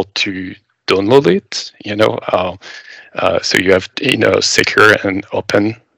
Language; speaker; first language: English; non-native, fluent; French